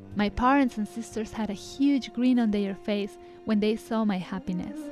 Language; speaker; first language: English; non-native, fluent; Spanish